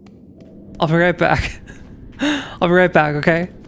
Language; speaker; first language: English; native; English